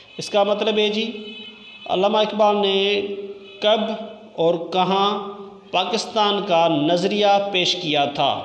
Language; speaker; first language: Urdu; non-native, local second language; Sindhi